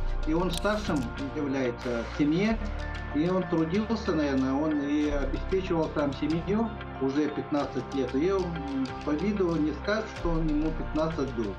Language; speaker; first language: Russian; non-native, local second language; Yakut